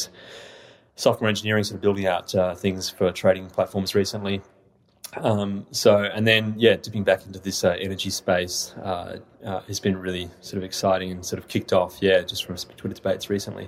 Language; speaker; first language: English; native; English